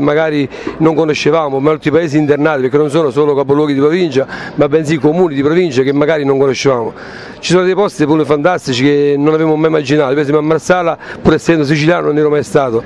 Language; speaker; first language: Italian; native; Italian